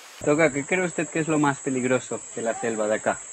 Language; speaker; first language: Spanish; native; Spanish